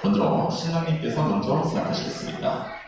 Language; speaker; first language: Korean; native; Korean